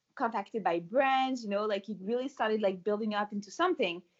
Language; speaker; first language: English; non-native, fluent; French